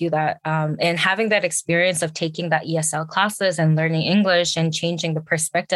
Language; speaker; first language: English; early bilingual, other home language; Korean